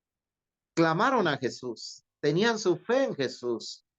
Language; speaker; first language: Spanish; native; Spanish